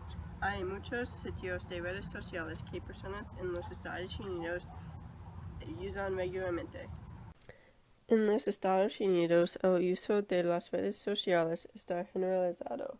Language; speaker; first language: Spanish; non-native, learner; English